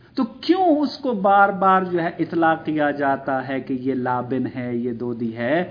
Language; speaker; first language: Urdu; non-native, local second language; Punjabi